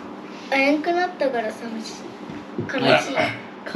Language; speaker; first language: Japanese; early bilingual, other home language; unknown